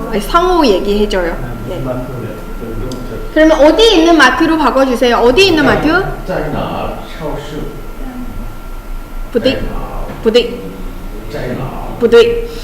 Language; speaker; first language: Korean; non-native, fluent; Chinese